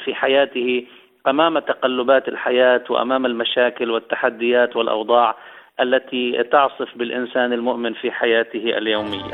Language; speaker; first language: Arabic; native; Arabic